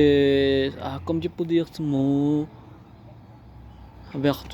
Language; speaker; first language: French; non-native, learner; Spanish